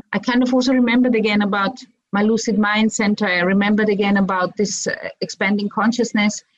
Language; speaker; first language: English; early bilingual, other home language; Croatian